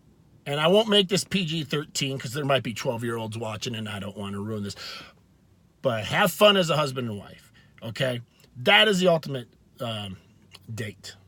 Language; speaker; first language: English; native; English